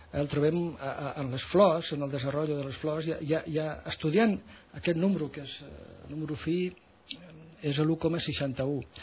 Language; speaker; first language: Catalan; native; Catalan